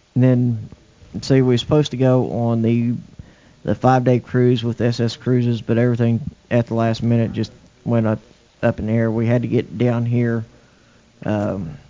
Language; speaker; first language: English; native; English